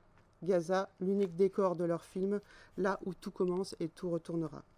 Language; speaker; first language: French; native; French